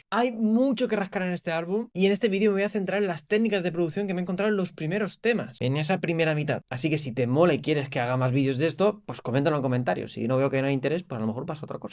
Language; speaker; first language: Spanish; native; Spanish